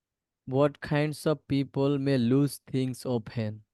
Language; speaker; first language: English; non-native, local second language; Bangla